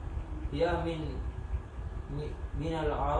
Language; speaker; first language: Arabic; non-native, learner; Indonesian